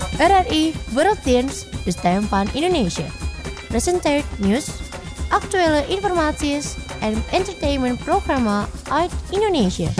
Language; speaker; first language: Dutch; non-native, fluent; Indonesian